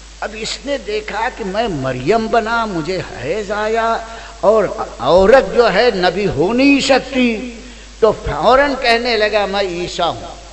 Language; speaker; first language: Urdu; native; Urdu